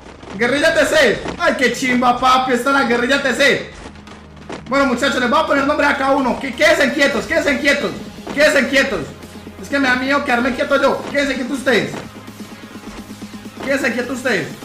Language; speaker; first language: Spanish; native; Spanish